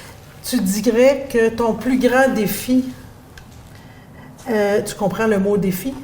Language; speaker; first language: French; native; French